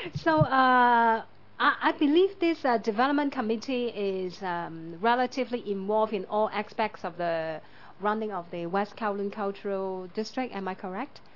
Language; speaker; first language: English; non-native, local second language; Cantonese